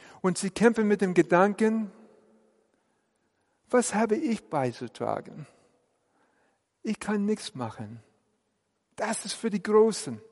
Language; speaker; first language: German; non-native, fluent; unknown